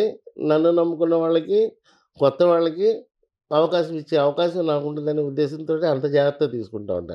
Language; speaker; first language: Telugu; native; Telugu